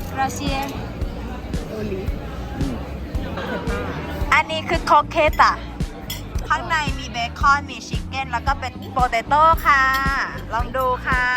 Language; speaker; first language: Thai; native; Thai